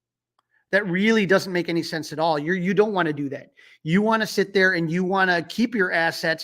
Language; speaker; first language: English; native; English